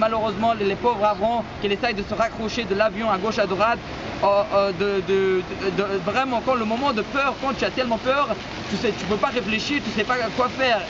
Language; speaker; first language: French; non-native, fluent; Persian